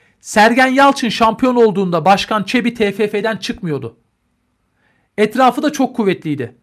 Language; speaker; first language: Turkish; native; Turkish